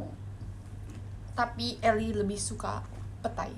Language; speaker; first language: Indonesian; native; Indonesian